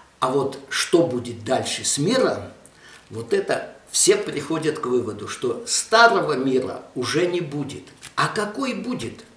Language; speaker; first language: Russian; non-native, local second language; Armenian